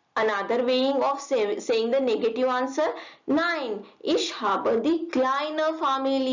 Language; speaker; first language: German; non-native, learner; Hindi